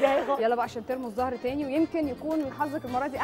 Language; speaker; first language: Arabic; native; Arabic